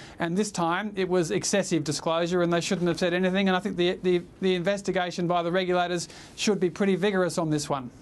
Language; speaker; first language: English; native; English